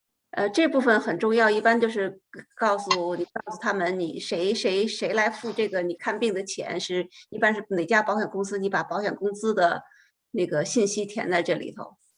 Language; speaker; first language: Chinese; native; Chinese